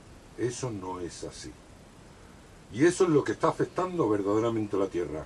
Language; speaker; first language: Spanish; native; Spanish